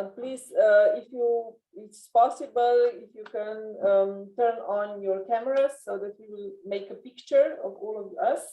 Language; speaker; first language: English; non-native, fluent; Slovenian